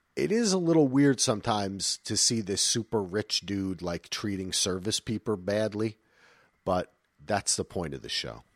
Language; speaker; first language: English; native; English